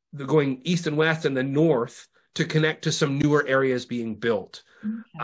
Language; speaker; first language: English; native; English